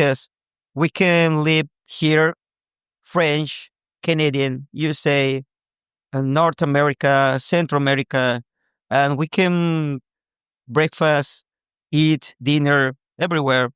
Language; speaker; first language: English; non-native, local second language; Spanish